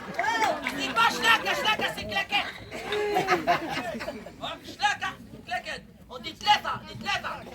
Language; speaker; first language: French; non-native, local second language; Arabic